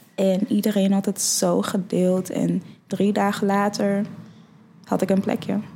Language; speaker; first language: Dutch; early bilingual, other home language; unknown